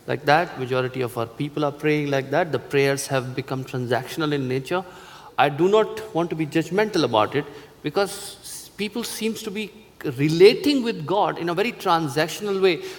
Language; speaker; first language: English; non-native, local second language; Hindi